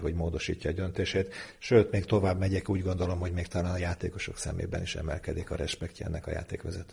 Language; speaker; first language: Hungarian; native; Hungarian